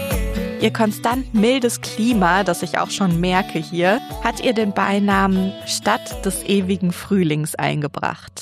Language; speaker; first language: German; native; German